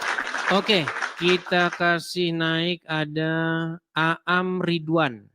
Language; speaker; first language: Indonesian; native; Indonesian